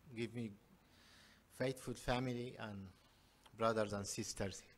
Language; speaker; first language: English; non-native, learner; Persian